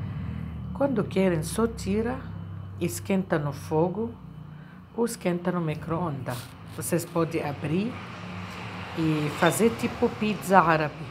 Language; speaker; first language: Portuguese; non-native, fluent; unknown